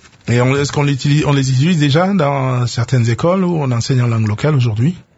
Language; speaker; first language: French; non-native, local second language; Lingala